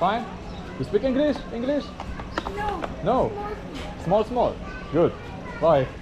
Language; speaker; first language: English; non-native, learner; Arabic